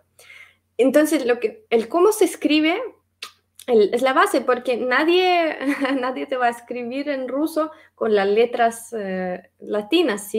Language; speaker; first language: Spanish; non-native, fluent; Russian